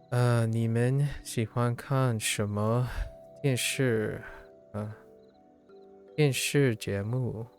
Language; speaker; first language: Chinese; non-native, learner; English